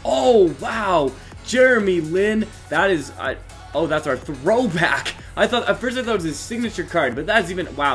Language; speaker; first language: English; native; English